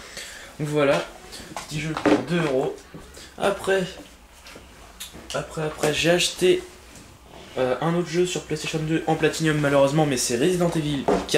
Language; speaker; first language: French; native; French